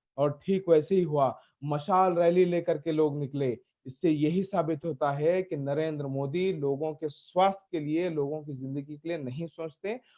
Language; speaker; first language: Hindi; native; Hindi